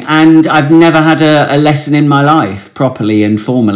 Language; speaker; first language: English; native; English